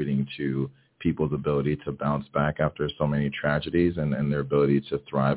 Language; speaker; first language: English; early bilingual, other home language; Haitian Creole